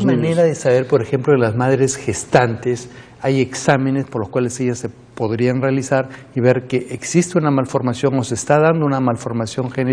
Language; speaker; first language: Spanish; native; Spanish